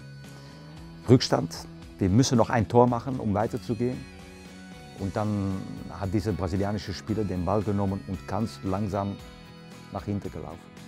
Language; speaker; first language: German; non-native, fluent; Dutch